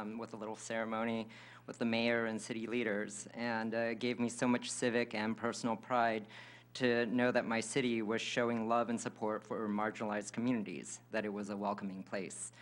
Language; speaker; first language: English; native; English